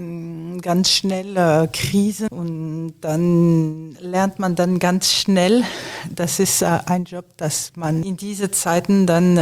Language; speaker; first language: German; non-native, fluent; French